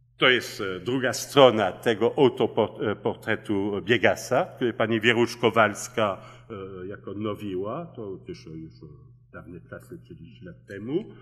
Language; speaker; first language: Polish; early bilingual, heritage; Polish